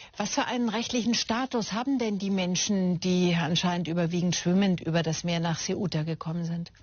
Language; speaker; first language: German; native; German